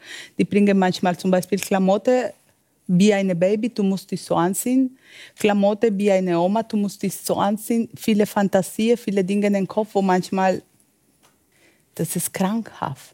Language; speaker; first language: German; non-native, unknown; Spanish